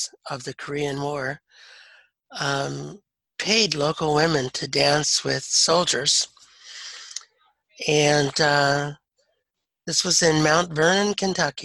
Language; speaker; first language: English; native; English